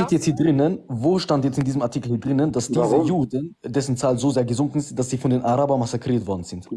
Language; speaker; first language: German; early bilingual, other home language; Arabic